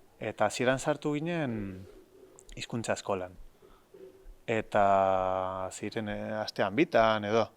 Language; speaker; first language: Basque; non-native, local second language; Spanish